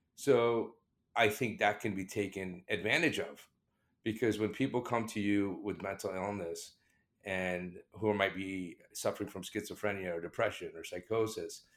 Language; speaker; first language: English; native; English